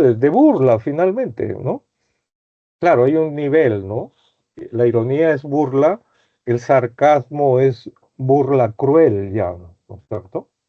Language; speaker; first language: Spanish; native; Spanish